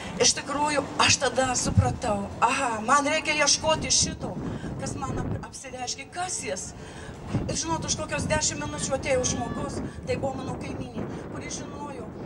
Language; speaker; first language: Lithuanian; native; Lithuanian